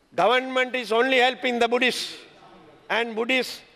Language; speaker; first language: English; non-native, local second language; Sinhala